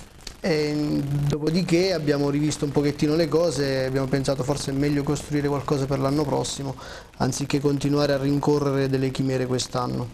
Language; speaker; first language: Italian; native; Italian